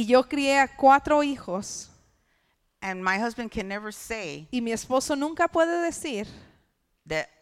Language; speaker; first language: Spanish; early bilingual, heritage; English